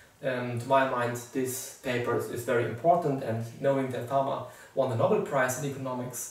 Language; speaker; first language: English; non-native, fluent; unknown